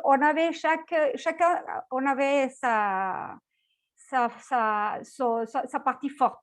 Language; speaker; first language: French; non-native, fluent; Spanish